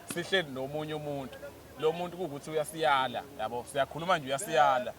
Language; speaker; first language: Zulu; native; Zulu